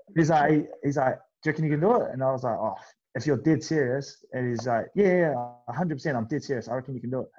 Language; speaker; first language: English; native; English